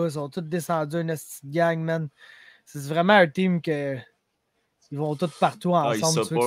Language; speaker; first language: French; native; French